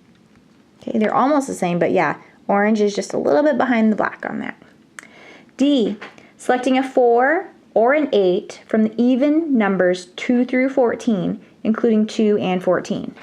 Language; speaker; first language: English; native; English